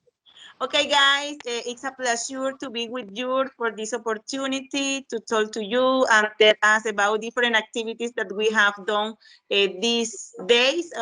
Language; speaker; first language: English; non-native, learner; Spanish